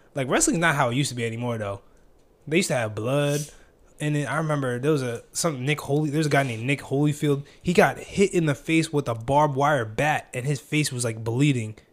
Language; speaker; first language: English; early bilingual, other home language; Filipino